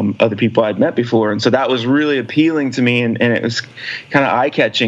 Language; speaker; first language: English; native; English